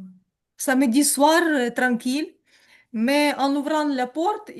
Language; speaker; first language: French; non-native, learner; Ukrainian